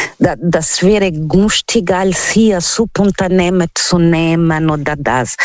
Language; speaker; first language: German; non-native, learner; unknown